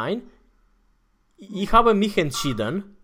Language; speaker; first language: German; non-native, fluent; Romanian